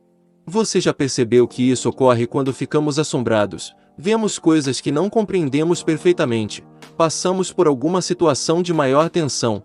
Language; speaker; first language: Portuguese; native; Portuguese